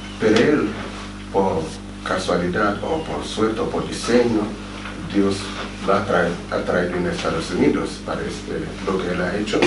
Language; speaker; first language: Spanish; non-native, fluent; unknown